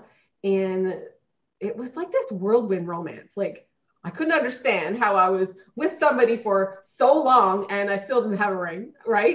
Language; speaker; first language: English; native; English